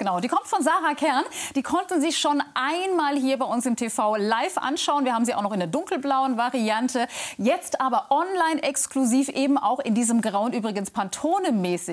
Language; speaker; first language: German; native; German